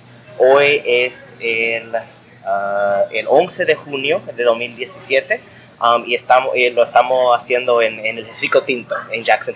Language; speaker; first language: Spanish; early bilingual, heritage; English